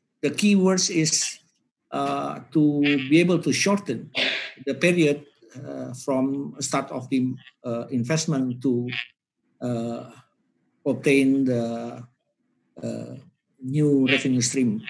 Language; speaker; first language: English; non-native, fluent; Indonesian